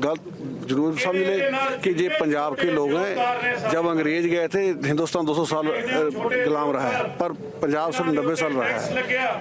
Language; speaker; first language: Hindi; non-native, local second language; Punjabi